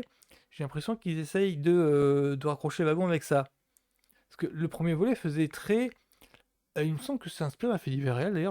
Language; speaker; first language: French; native; French